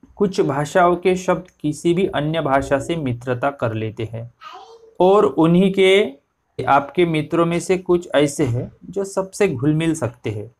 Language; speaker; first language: Hindi; non-native, local second language; Marathi